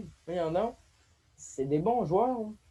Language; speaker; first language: French; native; French